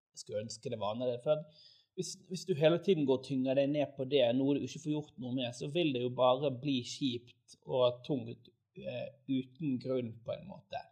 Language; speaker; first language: Norwegian; native; Norwegian